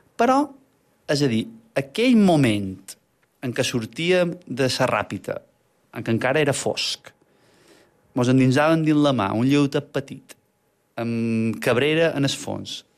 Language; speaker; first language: Catalan; native; Catalan